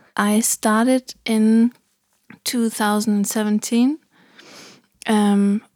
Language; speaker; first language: English; non-native, fluent; German